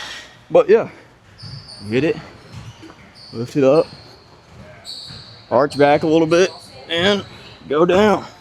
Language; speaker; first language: English; native; English